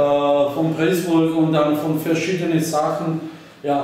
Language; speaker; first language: German; non-native, learner; Slovak